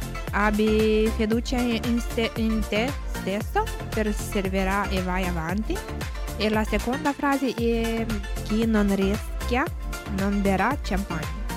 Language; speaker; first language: Italian; non-native, learner; Romanian